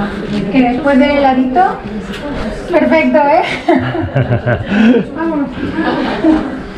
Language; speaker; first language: Spanish; native; Spanish